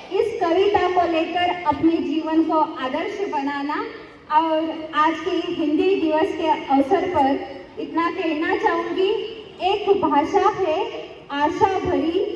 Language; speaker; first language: Hindi; non-native, local second language; Marathi